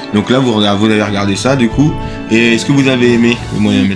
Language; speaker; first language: French; native; French